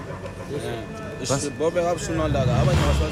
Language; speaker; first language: German; non-native, learner; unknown